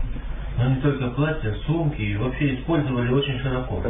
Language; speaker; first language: Russian; non-native, fluent; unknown